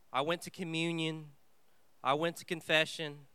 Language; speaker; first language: English; early bilingual, other home language; Vietnamese